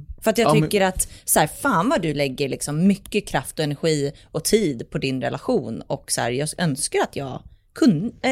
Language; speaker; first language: Swedish; native; Swedish